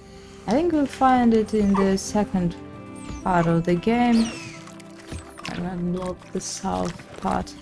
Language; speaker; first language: English; non-native, learner; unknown